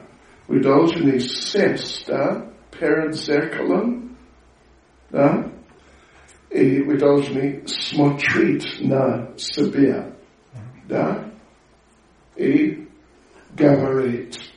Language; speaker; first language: Russian; non-native, learner; English